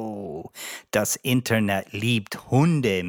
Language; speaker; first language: German; non-native, learner; English